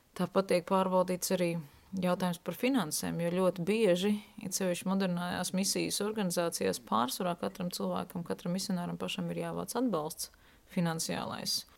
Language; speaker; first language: Latvian; native; Latvian